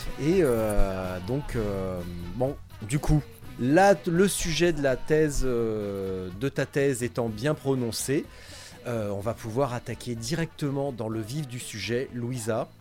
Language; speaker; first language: French; native; French